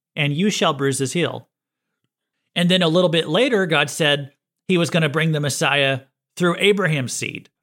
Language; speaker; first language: English; native; English